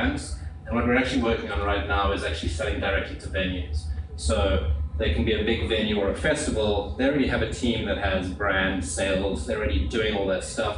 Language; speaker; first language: English; native; English